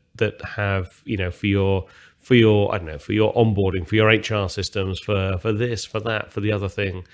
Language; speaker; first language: English; native; English